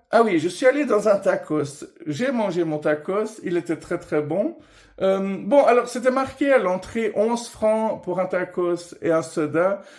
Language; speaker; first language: French; early bilingual, other home language; Persian